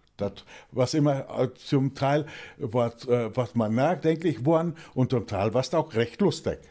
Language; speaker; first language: German; native; German